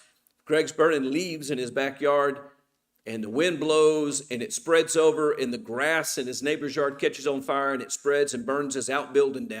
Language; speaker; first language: English; native; English